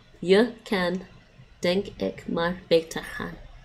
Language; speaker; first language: Dutch; non-native, learner; English